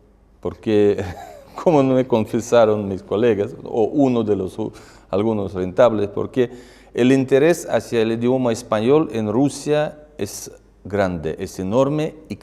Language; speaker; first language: Spanish; non-native, fluent; Russian